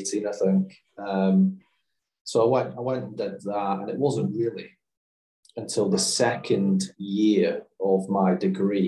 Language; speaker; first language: English; native; English